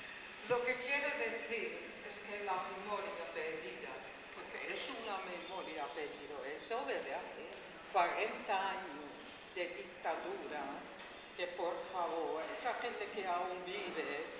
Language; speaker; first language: Spanish; non-native, fluent; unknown